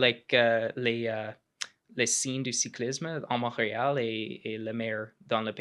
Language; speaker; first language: French; non-native, local second language; English